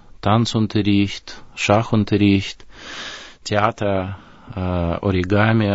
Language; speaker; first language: German; non-native, fluent; Russian